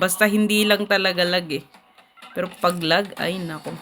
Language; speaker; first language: Filipino; native; Filipino